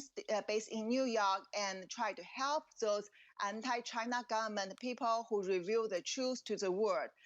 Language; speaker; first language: English; non-native, fluent; Chinese